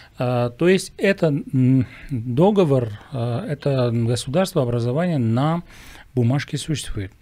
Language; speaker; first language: Russian; non-native, local second language; Armenian